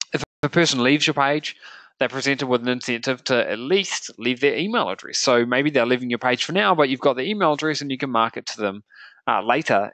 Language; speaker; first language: English; native; English